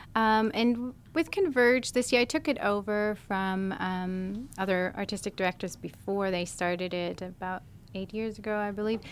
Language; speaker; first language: English; non-native, fluent; German